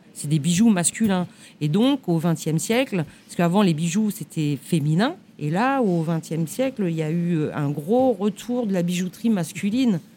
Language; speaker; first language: French; native; French